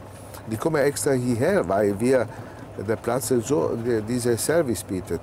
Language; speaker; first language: German; non-native, fluent; Italian